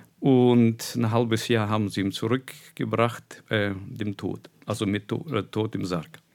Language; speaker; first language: German; non-native, fluent; Russian